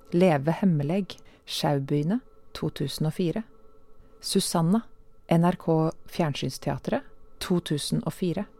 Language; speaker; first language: Norwegian; native; Norwegian